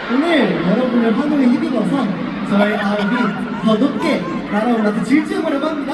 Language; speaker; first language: Korean; native; Korean